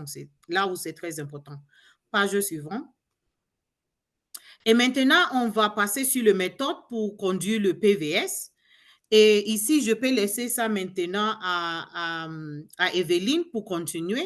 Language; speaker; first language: French; non-native, learner; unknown